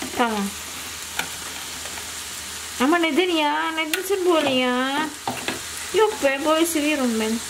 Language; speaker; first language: Turkish; non-native, learner; Indonesian